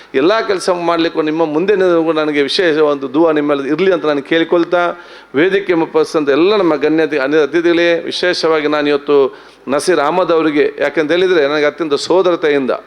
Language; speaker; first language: Kannada; non-native, local second language; Malayalam